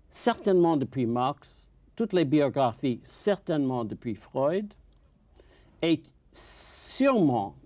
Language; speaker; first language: French; non-native, fluent; English